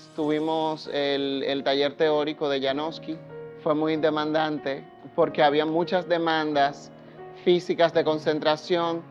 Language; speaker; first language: Spanish; native; Spanish